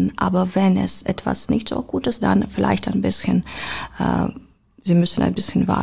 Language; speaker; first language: German; non-native, learner; Ukrainian